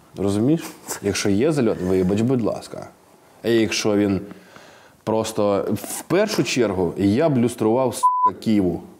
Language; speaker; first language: Ukrainian; non-native, local second language; Russian